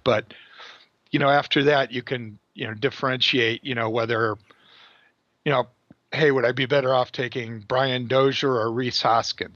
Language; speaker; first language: English; native; English